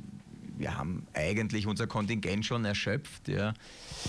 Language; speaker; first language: German; native; German